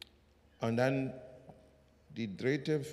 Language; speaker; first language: German; non-native, learner; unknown